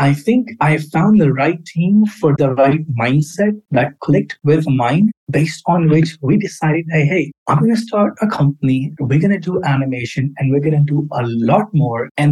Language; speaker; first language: English; non-native, local second language; Urdu